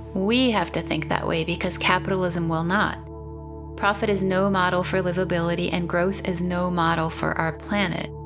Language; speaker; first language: English; non-native, fluent; Portuguese